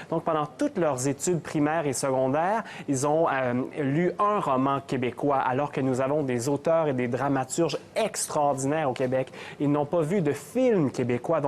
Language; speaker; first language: French; native; French